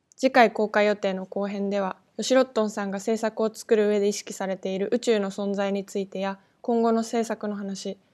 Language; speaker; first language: Japanese; native; Japanese